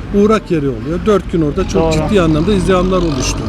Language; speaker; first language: Turkish; native; Turkish